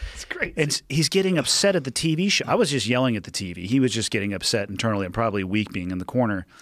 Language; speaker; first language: English; native; English